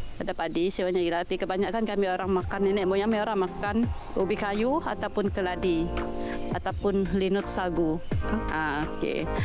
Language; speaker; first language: Malay; non-native, local second language; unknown